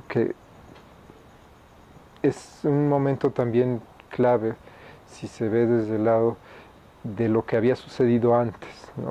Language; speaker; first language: Spanish; native; Spanish